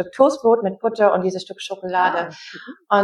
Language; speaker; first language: German; non-native, fluent; English